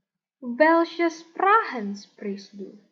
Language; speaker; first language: German; non-native, learner; Indonesian